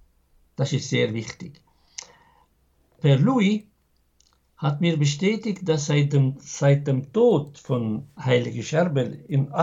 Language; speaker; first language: German; non-native, fluent; Arabic